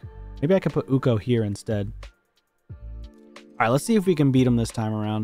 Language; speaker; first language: English; native; English